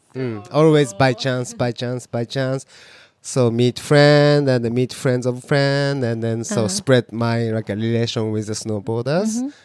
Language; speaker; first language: English; non-native, learner; Japanese